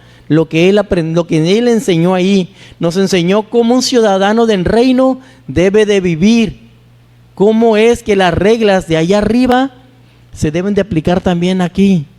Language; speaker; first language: Spanish; native; Spanish